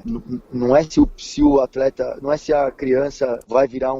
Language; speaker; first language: Portuguese; native; Portuguese